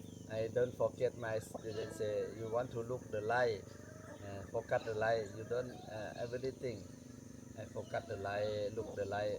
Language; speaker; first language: English; non-native, learner; Thai